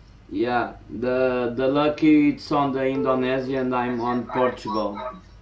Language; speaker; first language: English; non-native, fluent; Portuguese